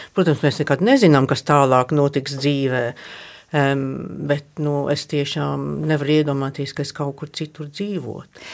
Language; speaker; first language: Latvian; early bilingual, heritage; Latvian